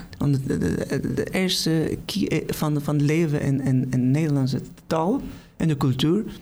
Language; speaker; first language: Dutch; non-native, fluent; Persian